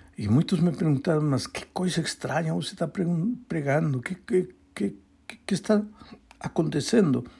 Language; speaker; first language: Portuguese; non-native, fluent; Spanish